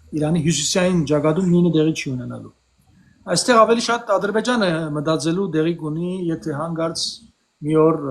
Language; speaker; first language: Armenian; early bilingual, heritage; Armenian